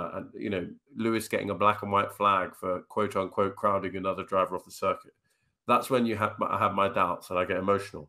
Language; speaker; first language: English; native; English